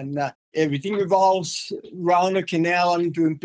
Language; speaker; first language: English; non-native, fluent; Finnish